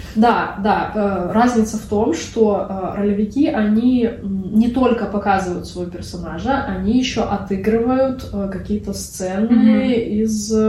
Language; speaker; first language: Russian; non-native, local second language; Belarusian